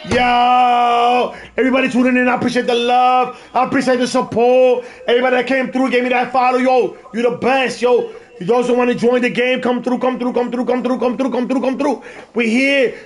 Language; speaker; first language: English; early bilingual, other home language; Spanish